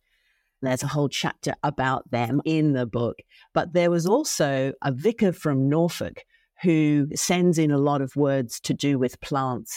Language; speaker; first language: English; native; English